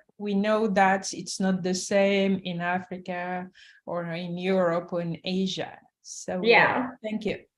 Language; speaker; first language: English; non-native, fluent; French